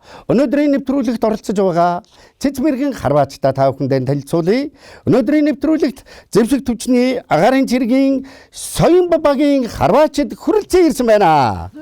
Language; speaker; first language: Mongolian; native; Mongolian